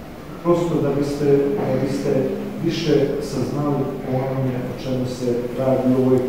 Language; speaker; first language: Croatian; native; Croatian